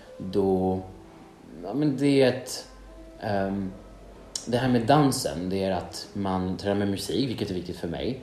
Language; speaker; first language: Swedish; non-native, fluent; French